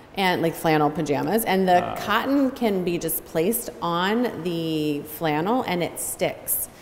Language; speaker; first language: English; native; English